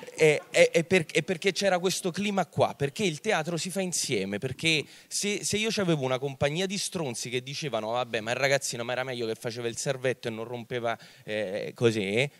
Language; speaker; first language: Italian; native; Italian